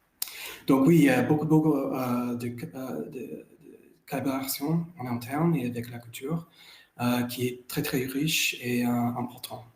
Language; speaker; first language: French; non-native, fluent; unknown